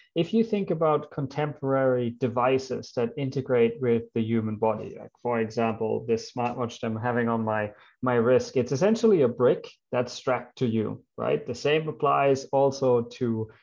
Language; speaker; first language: English; non-native, fluent; German